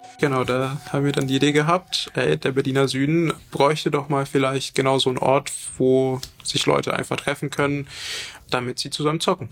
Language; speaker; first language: German; early bilingual, other home language; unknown